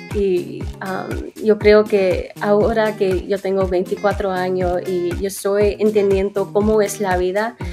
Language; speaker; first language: Spanish; early bilingual, other home language; English